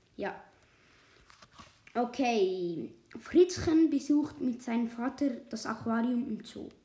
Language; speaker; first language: German; native; German